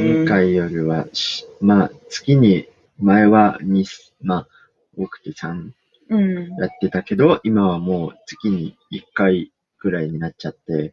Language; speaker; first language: Japanese; native; Japanese